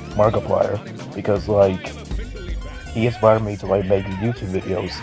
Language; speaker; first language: English; native; English